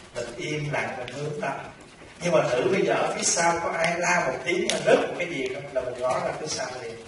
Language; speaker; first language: Vietnamese; native; Vietnamese